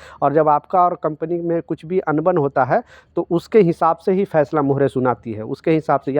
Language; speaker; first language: Hindi; native; Hindi